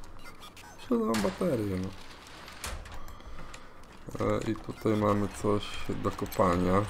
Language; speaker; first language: Polish; native; Polish